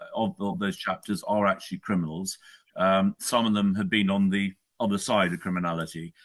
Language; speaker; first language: English; native; English